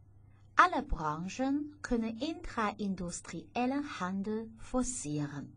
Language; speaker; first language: German; non-native, fluent; Chinese